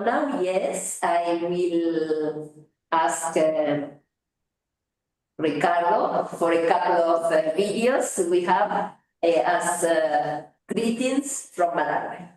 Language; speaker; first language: English; non-native, fluent; Spanish